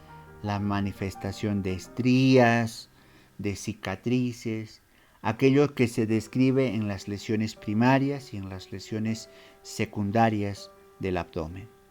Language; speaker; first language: Spanish; native; Spanish